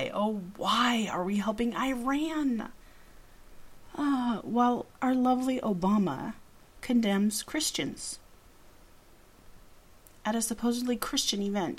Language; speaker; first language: English; early bilingual, other home language; Spanish